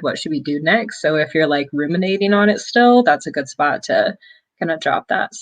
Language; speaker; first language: English; native; English